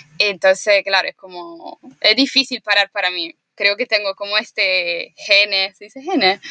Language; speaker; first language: Spanish; non-native, fluent; Italian